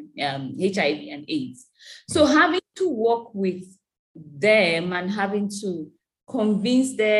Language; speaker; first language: English; non-native, local second language; Igbo